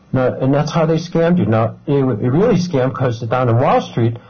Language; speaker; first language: English; native; English